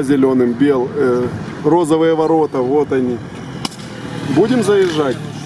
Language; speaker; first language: Russian; native; Russian